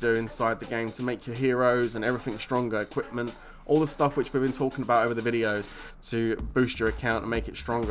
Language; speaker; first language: English; native; English